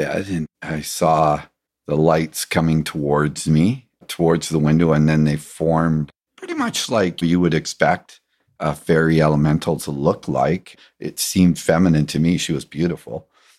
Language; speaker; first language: English; native; English